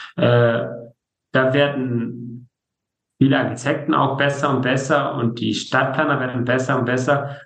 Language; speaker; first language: German; non-native, fluent; Danish